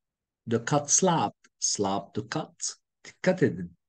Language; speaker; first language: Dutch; non-native, fluent; Turkish